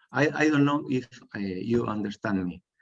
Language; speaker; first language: English; non-native, learner; Spanish